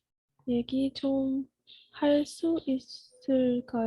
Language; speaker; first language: Korean; non-native, learner; English